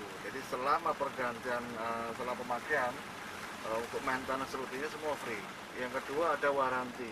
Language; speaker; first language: Indonesian; native; Indonesian